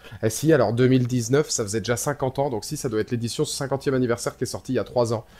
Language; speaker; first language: French; native; French